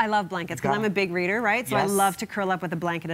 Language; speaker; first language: English; native; English